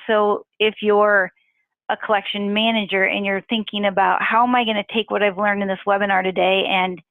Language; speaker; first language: English; native; English